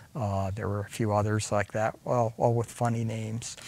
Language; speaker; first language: English; native; English